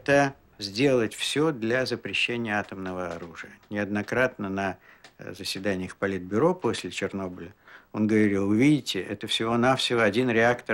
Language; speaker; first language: Russian; native; Russian